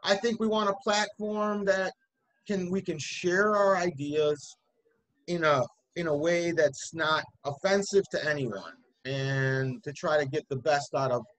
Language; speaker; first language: English; native; English